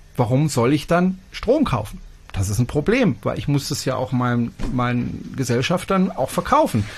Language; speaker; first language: German; non-native, fluent; French